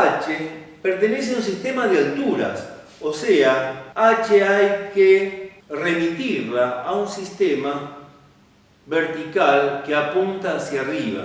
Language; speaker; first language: Spanish; native; Spanish